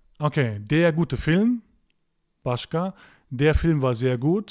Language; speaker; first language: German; non-native, fluent; Turkish